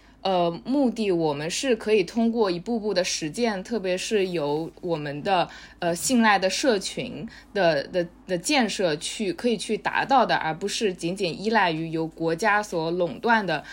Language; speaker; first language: Chinese; native; Chinese